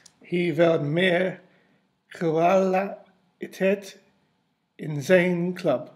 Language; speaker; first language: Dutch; non-native, learner; English